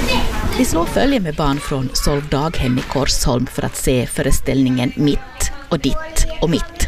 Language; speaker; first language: Swedish; native; Swedish